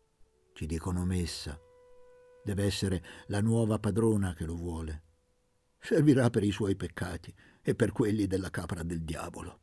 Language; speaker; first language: Italian; native; Italian